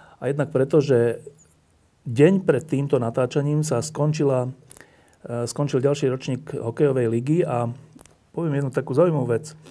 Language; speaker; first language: Slovak; native; Slovak